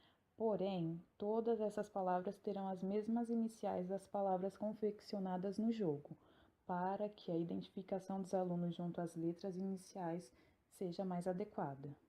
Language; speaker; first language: Portuguese; native; Portuguese